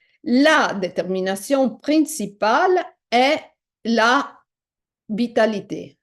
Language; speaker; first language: French; non-native, fluent; Italian